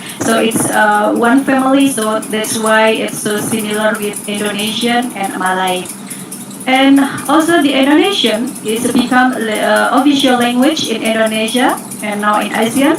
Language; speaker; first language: English; non-native, learner; Indonesian